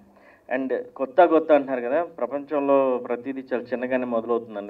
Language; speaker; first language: Telugu; native; Telugu